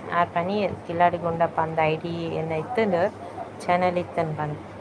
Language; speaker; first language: Kannada; native; Kannada